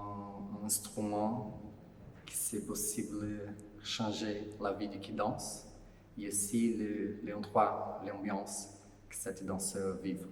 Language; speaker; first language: French; non-native, fluent; Portuguese